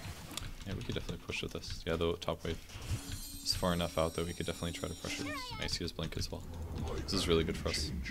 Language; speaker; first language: English; native; English